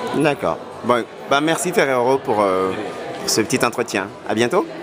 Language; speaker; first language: French; native; French